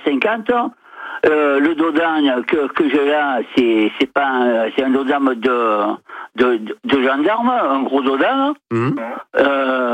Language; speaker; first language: French; native; French